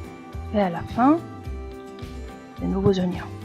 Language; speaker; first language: French; non-native, fluent; Korean